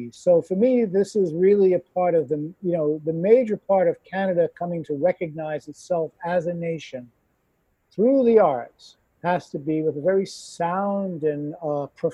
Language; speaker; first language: English; native; English